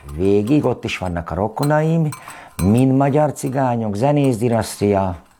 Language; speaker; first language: Hungarian; native; Hungarian